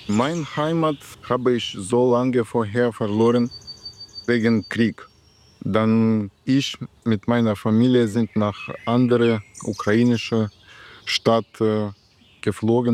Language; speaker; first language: German; non-native, learner; Russian